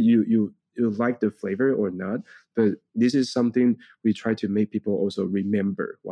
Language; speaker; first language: English; non-native, fluent; Chinese